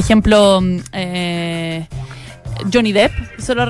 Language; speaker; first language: Spanish; native; Spanish